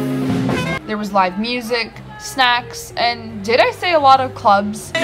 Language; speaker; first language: English; native; English